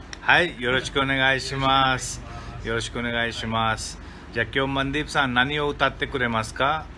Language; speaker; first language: Japanese; non-native, fluent; Hindi